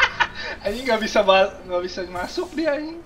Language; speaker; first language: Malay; non-native, local second language; Sundanese